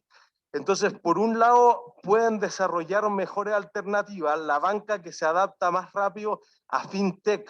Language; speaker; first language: Spanish; native; Spanish